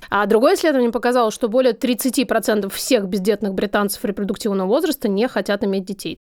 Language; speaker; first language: Russian; native; Russian